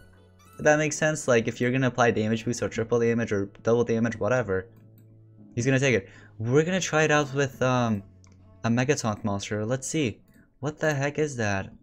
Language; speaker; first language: English; native; English